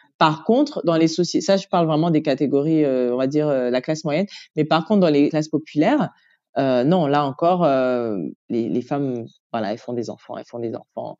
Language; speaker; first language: French; native; French